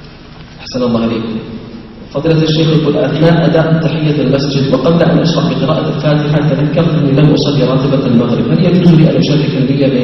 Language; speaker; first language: Arabic; native; Arabic